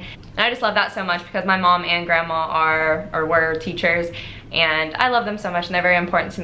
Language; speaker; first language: English; native; English